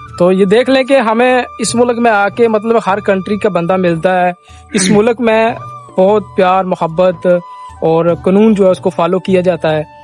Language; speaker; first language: Urdu; non-native, local second language; Punjabi